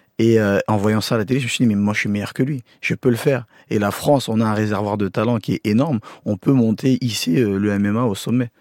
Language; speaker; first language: French; early bilingual, other home language; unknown